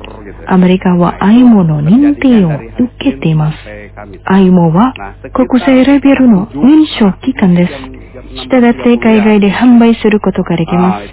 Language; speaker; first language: Japanese; non-native, fluent; Indonesian